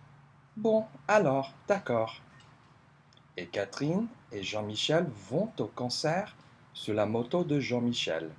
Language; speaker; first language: French; non-native, fluent; English